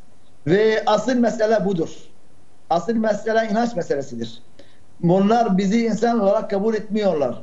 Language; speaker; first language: Turkish; non-native, fluent; Arabic